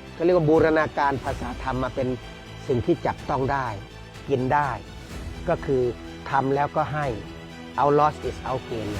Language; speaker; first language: Thai; native; Thai